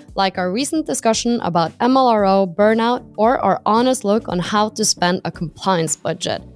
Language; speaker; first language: English; non-native, fluent; Norwegian